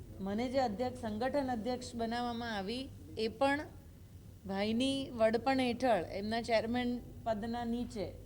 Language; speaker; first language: Gujarati; native; Gujarati